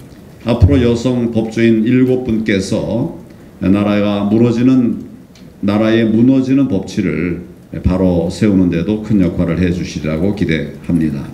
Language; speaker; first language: Korean; native; Korean